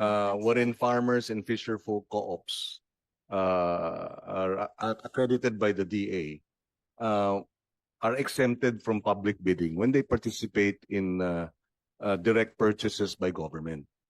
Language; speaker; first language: English; non-native, local second language; Filipino